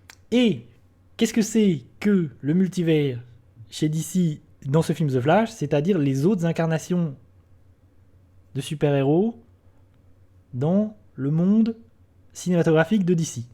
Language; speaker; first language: French; native; French